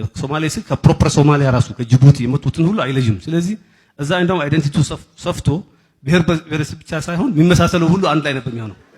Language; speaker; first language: Amharic; non-native, local second language; Somali